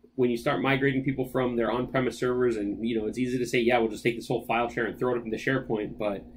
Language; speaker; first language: English; native; English